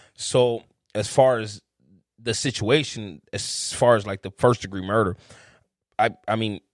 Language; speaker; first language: English; native; English